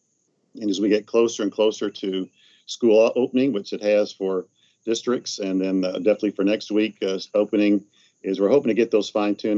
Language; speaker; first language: English; native; English